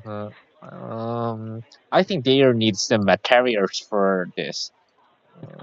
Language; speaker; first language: English; non-native, learner; Korean